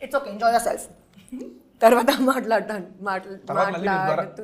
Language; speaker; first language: Telugu; non-native, learner; Hindi